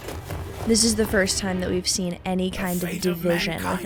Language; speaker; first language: English; native; English